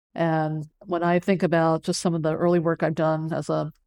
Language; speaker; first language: English; early bilingual, other home language; Cantonese